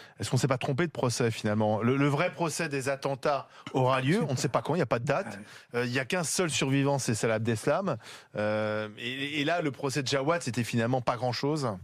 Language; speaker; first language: French; native; French